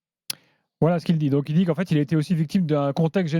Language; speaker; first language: French; native; French